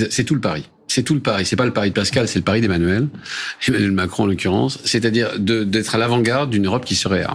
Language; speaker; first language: French; native; French